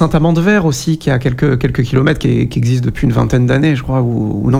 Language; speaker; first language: French; native; French